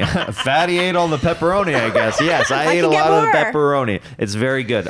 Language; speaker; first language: English; native; English